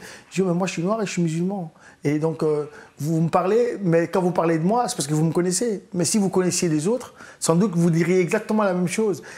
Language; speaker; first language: French; early bilingual, other home language; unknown